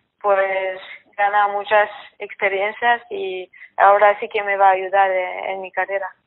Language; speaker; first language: Spanish; non-native, fluent; French